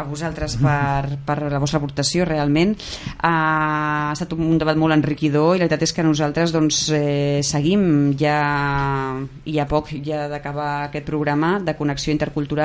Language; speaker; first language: Catalan; native; Catalan